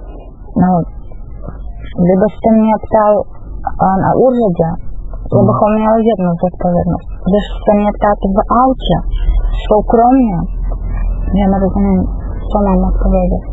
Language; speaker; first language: Czech; non-native, fluent; Russian